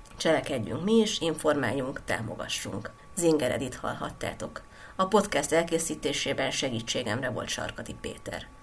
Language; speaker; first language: Hungarian; native; Hungarian